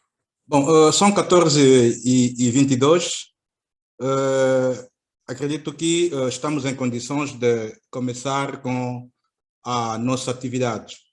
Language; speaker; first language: Portuguese; native; Portuguese